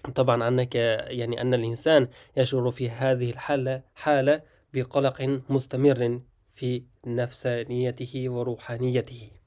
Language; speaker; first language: Arabic; non-native, fluent; Uzbek